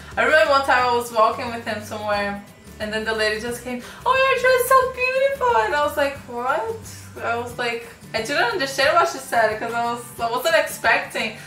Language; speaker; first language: English; non-native, fluent; Portuguese